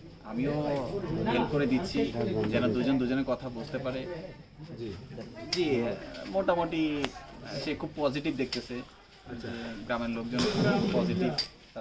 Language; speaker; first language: Bangla; native; Bangla